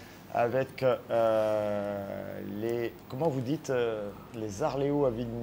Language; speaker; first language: French; native; French